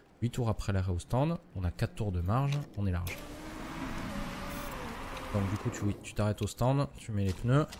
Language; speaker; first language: French; native; French